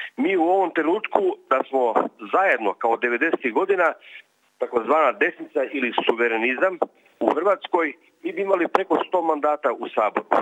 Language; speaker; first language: Croatian; native; Croatian